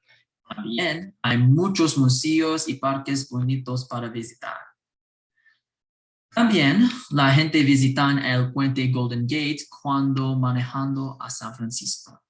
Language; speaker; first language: Spanish; non-native, learner; English